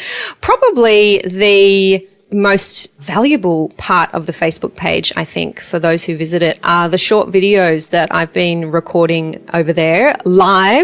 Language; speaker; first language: English; native; English